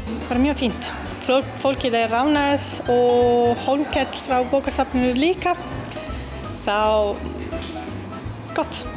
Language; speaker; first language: Icelandic; non-native, learner; Italian